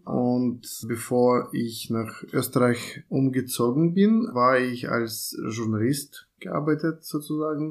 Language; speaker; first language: German; non-native, fluent; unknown